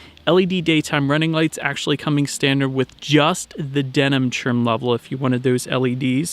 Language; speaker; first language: English; native; English